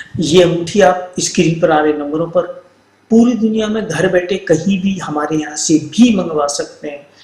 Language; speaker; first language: Hindi; native; Hindi